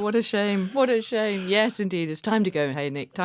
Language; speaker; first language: English; native; English